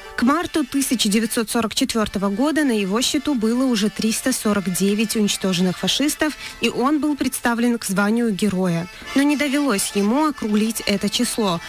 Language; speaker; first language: Russian; non-native, local second language; Chechen